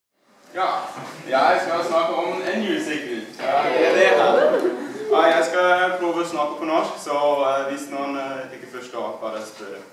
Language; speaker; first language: Norwegian; non-native, learner; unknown